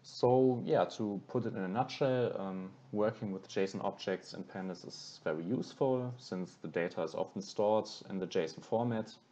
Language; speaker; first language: English; non-native, fluent; German